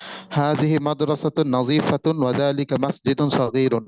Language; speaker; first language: Arabic; non-native, learner; Bangla